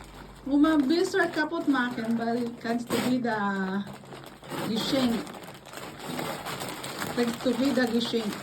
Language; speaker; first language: German; non-native, learner; Filipino